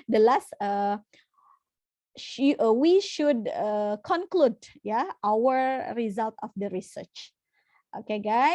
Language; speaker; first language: English; non-native, fluent; Indonesian